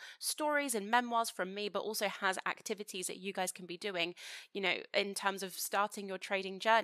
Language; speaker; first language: English; native; English